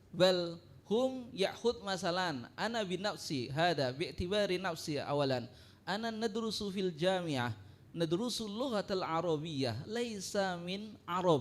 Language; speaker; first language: Arabic; non-native, fluent; Indonesian